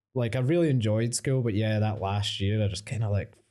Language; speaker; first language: English; native; English